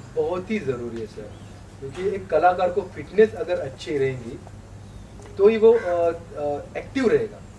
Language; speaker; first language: Hindi; non-native, local second language; Marathi